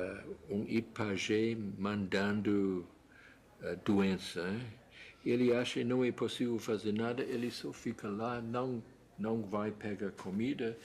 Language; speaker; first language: Portuguese; non-native, fluent; English